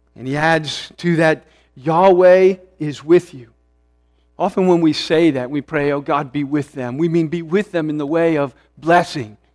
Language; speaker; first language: English; early bilingual, other home language; Swedish